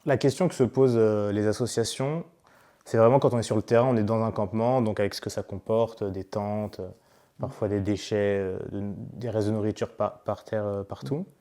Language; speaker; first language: French; native; French